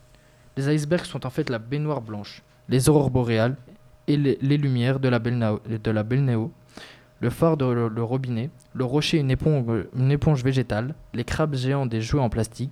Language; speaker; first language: French; native; French